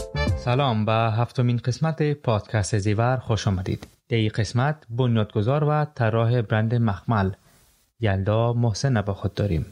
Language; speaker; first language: Persian; native; Persian